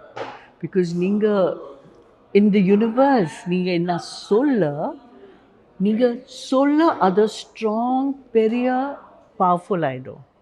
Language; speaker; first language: Tamil; non-native, learner; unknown